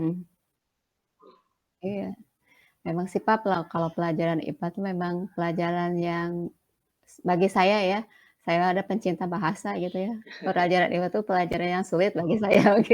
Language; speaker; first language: Indonesian; non-native, local second language; Sundanese